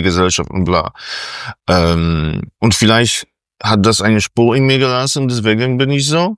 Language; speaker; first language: German; non-native, fluent; Polish